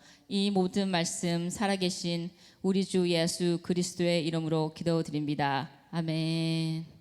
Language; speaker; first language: Korean; native; Korean